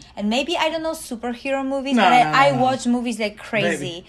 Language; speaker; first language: English; non-native, fluent; Polish